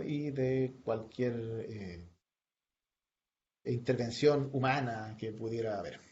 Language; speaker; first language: Spanish; native; Spanish